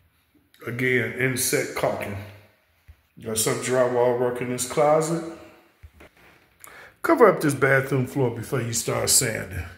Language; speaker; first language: English; native; English